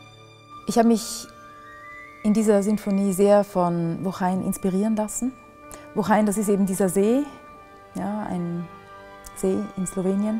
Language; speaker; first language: German; native; German